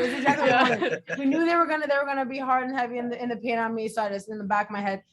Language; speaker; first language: English; native; English